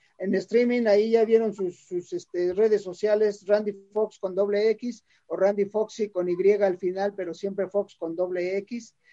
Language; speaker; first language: Spanish; native; Spanish